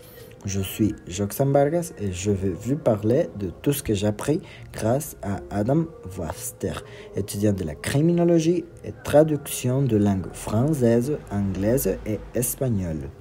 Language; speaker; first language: French; non-native, learner; Spanish